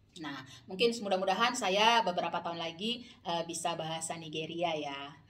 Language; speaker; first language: Indonesian; native; Indonesian